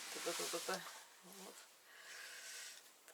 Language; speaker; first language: Russian; native; Russian